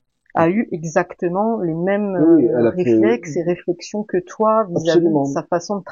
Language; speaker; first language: French; native; French